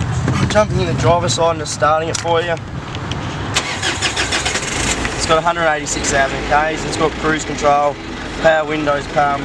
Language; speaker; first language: English; native; English